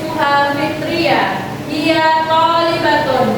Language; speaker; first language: Arabic; non-native, learner; Indonesian